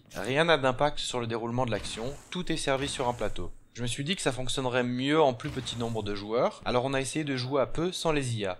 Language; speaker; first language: French; native; French